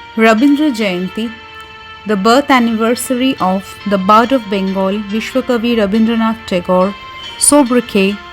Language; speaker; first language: English; non-native, local second language; Bangla